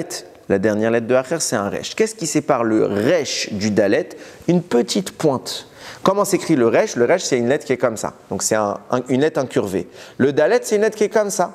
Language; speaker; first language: French; native; French